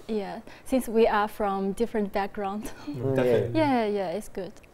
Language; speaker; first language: English; non-native, fluent; Chinese